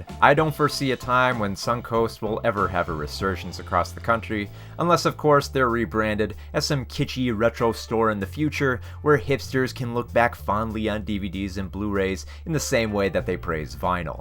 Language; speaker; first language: English; native; English